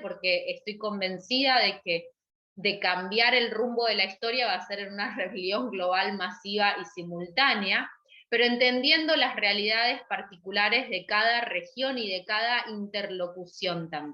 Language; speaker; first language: Spanish; native; Spanish